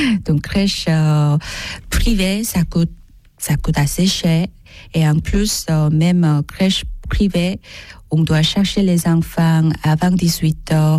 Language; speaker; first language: French; non-native, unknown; Korean